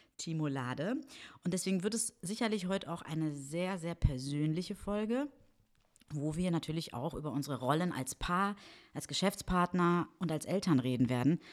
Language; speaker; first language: German; early bilingual, other home language; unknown